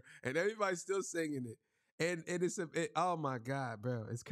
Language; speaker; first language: English; native; English